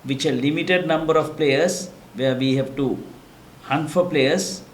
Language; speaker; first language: English; non-native, local second language; Sinhala